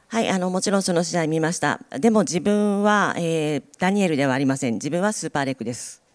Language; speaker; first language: Japanese; native; Japanese